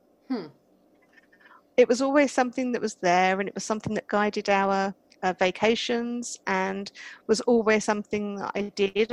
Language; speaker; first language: English; native; English